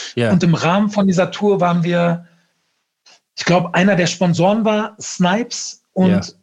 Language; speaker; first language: German; native; German